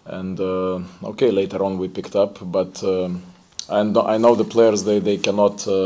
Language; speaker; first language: English; non-native, fluent; Lithuanian